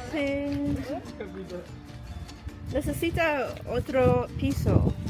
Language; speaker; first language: Spanish; non-native, learner; English